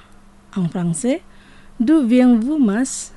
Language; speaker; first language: French; non-native, fluent; Indonesian